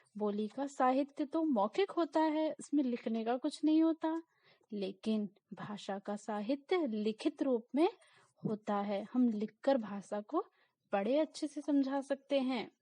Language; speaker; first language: Hindi; native; Hindi